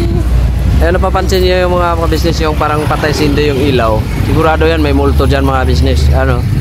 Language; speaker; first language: Filipino; non-native, local second language; Hiligaynon